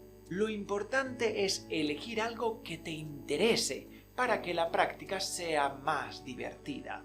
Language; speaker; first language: Spanish; native; Spanish